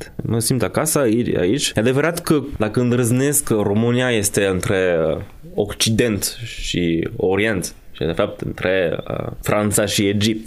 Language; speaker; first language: Romanian; non-native, fluent; French